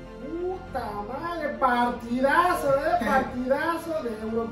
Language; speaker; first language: Spanish; native; Spanish